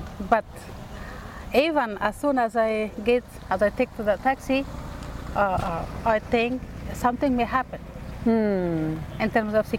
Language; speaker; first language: English; non-native, fluent; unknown